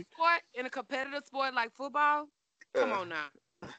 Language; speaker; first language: English; native; English